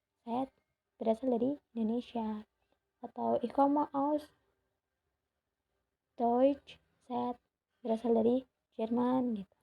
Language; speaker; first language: Indonesian; native; Indonesian